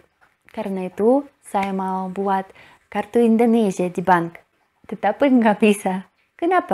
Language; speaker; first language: Indonesian; non-native, learner; Russian